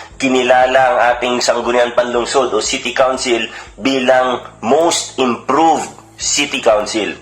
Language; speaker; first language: Filipino; native; Filipino